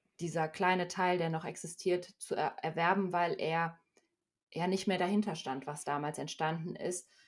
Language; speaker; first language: German; native; German